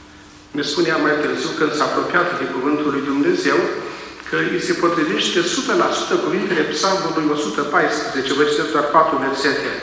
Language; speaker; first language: Romanian; native; Romanian